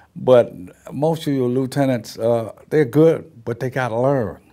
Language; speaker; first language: English; native; English